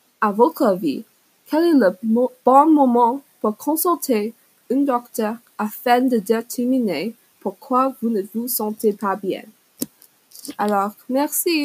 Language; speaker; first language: French; non-native, learner; English